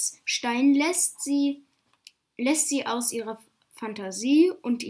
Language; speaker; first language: German; native; German